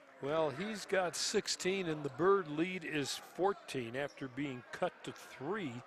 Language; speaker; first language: English; native; English